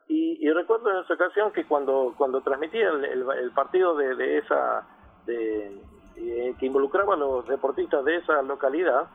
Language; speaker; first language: Spanish; native; Spanish